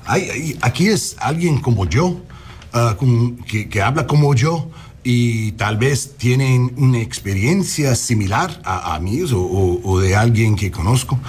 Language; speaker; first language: Spanish; non-native, learner; English